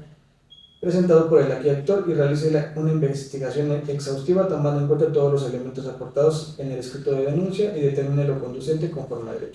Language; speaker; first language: Spanish; native; Spanish